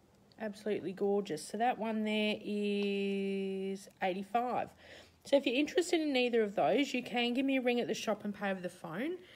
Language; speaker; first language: English; native; English